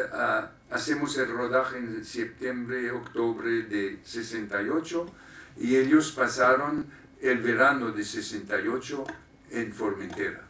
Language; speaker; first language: Spanish; non-native, fluent; French